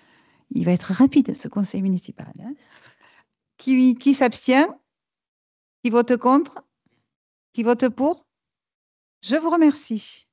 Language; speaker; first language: French; native; French